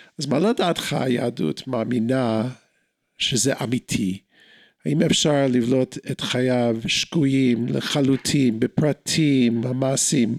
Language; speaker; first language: Hebrew; non-native, fluent; English